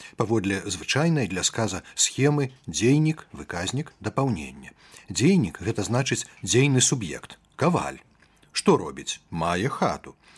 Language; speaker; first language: Belarusian; native; Belarusian